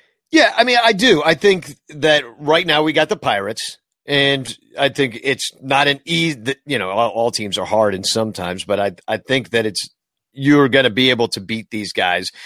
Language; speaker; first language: English; native; English